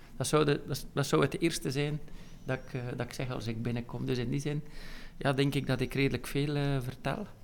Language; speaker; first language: Dutch; native; Dutch